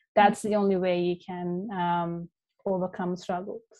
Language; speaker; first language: English; non-native, local second language; Sinhala